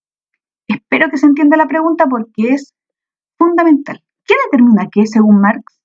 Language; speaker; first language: Spanish; native; Spanish